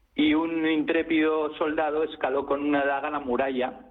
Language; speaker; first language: Spanish; native; Spanish